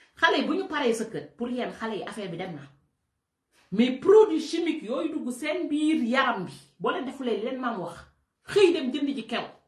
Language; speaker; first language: Wolof; native; Wolof